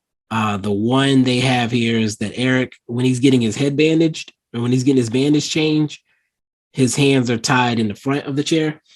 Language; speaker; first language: English; native; English